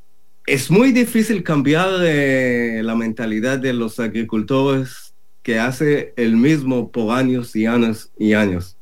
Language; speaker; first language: Spanish; non-native, learner; Hebrew